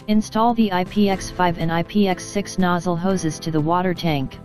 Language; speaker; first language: English; non-native, fluent; Chinese